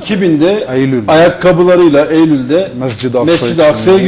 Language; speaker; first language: Turkish; native; Turkish